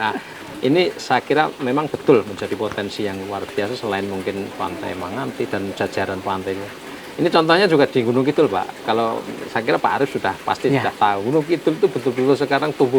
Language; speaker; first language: Indonesian; native; Indonesian